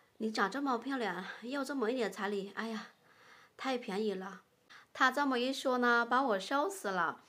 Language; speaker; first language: Chinese; non-native, fluent; Lao